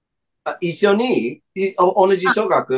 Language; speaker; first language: Japanese; non-native, fluent; English